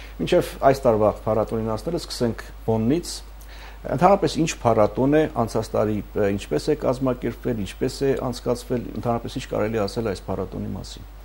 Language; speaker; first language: Armenian; native; Armenian